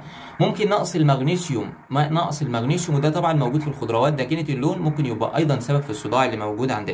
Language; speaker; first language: Arabic; native; Arabic